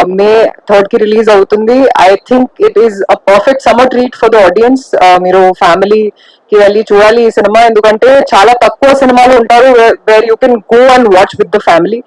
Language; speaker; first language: Telugu; non-native, local second language; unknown